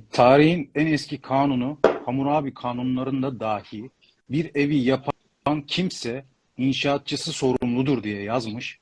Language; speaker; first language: Turkish; native; Turkish